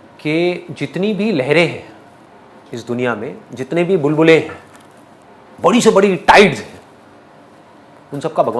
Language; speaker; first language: Hindi; native; Hindi